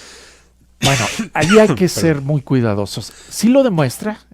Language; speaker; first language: Spanish; native; Spanish